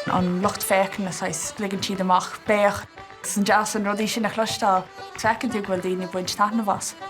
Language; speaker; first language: Irish; non-native, local second language; English